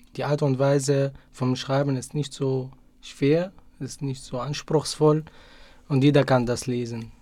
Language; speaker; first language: German; non-native, fluent; Arabic